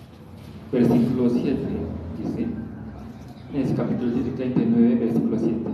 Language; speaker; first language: Spanish; non-native, learner; Korean